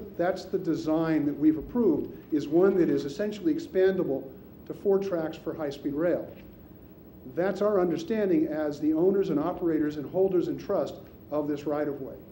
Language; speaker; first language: English; native; English